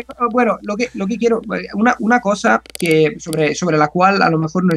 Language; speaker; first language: Spanish; non-native, fluent; Italian